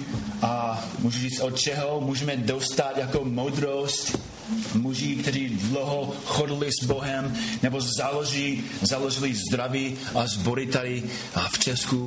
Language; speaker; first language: Czech; non-native, fluent; English